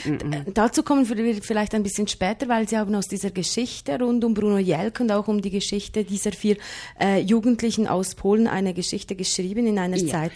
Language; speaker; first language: German; native; German